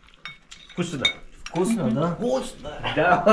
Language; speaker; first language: Russian; non-native, local second language; Uzbek